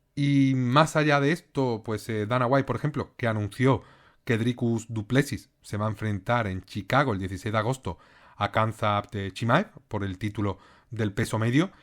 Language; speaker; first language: Spanish; native; Spanish